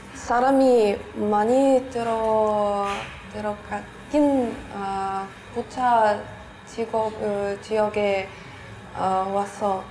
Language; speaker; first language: Korean; non-native, learner; Ukrainian